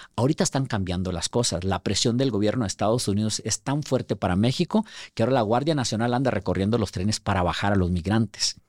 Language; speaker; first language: Spanish; native; Spanish